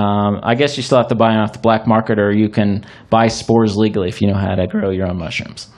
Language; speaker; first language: English; native; English